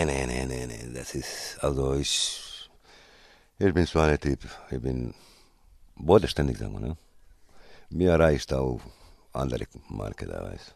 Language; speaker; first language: German; non-native, fluent; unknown